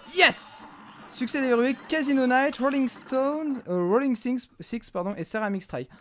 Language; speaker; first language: French; native; French